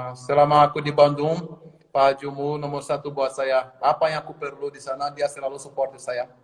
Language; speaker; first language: Indonesian; non-native, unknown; Portuguese